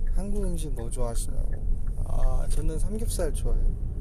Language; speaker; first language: Korean; non-native, fluent; Spanish